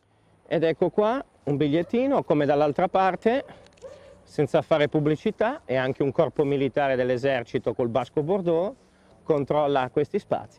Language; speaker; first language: Italian; native; Italian